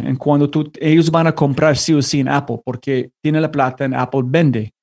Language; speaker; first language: Spanish; non-native, fluent; English